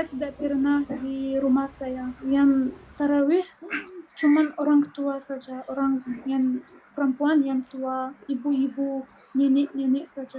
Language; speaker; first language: Indonesian; non-native, fluent; Russian